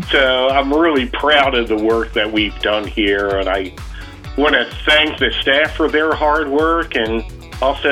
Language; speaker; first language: English; native; English